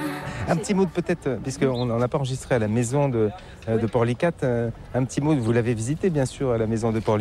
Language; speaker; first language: French; native; French